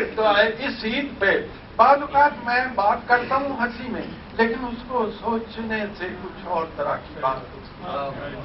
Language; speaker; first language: Urdu; non-native, local second language; Punjabi